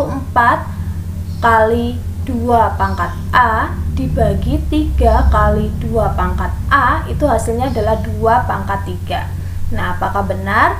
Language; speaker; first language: Indonesian; native; Indonesian